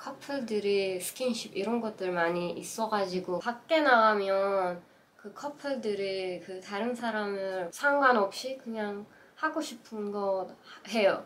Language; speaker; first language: Korean; non-native, learner; Persian